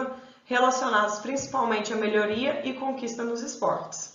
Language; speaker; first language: Portuguese; native; Portuguese